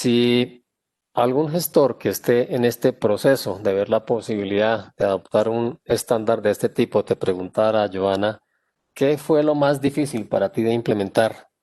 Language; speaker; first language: Spanish; native; Spanish